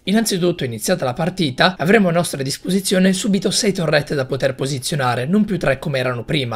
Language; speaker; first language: Italian; native; Italian